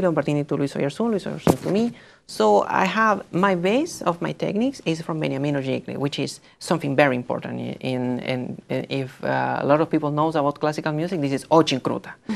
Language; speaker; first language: English; non-native, fluent; Spanish